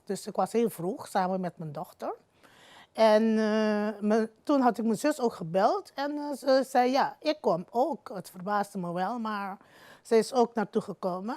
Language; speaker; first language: Dutch; non-native, local second language; Papiamento